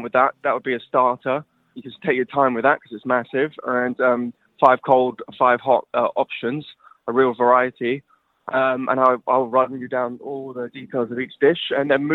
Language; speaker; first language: English; native; English